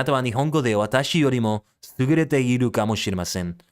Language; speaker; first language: Japanese; non-native, learner; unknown